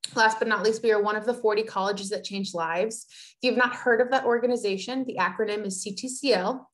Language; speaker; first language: English; native; English